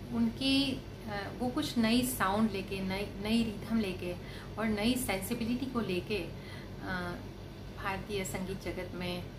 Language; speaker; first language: Hindi; non-native, local second language; Gujarati